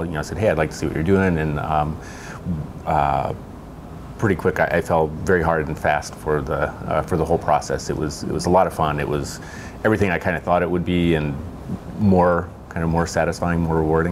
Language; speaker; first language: English; native; English